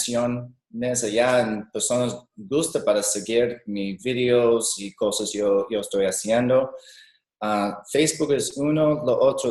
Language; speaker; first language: Spanish; non-native, learner; English